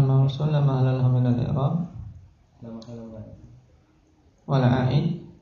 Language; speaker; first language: Arabic; non-native, fluent; Indonesian